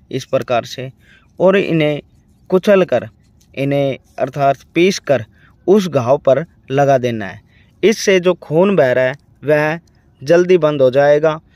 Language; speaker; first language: Hindi; native; Hindi